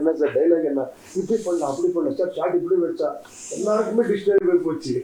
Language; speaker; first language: Tamil; non-native, learner; Kannada